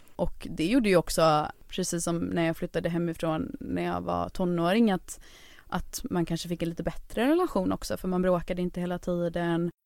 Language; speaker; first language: Swedish; native; Swedish